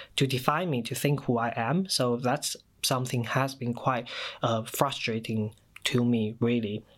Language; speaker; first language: English; non-native, fluent; Chinese